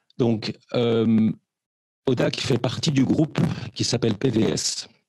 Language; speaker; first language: French; native; French